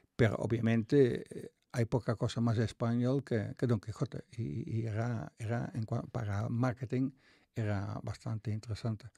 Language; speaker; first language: Spanish; non-native, fluent; Dutch